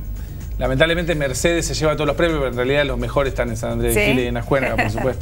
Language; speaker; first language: Spanish; native; Spanish